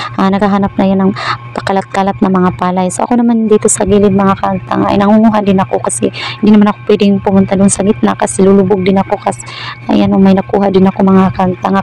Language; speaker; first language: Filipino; non-native, local second language; Cebuano